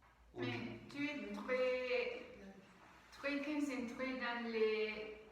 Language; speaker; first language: French; non-native, learner; Spanish